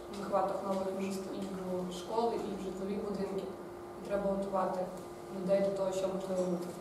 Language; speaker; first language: Ukrainian; native; Ukrainian